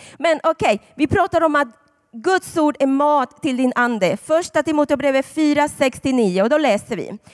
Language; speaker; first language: Swedish; non-native, fluent; Spanish